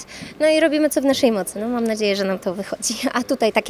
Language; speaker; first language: Polish; native; Polish